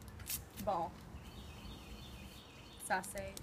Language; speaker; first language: French; non-native, learner; English